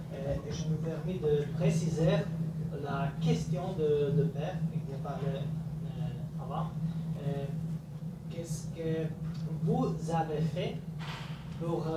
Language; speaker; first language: French; non-native, fluent; Slovak